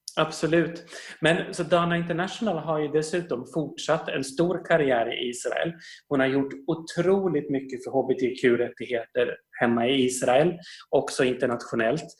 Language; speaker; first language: Swedish; native; Swedish